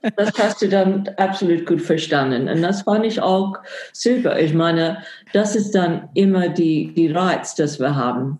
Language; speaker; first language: German; non-native, fluent; English